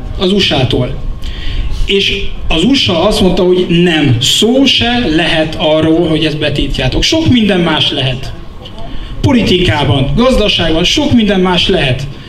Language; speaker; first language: Hungarian; early bilingual, heritage; French